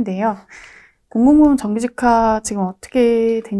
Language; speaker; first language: Korean; native; Korean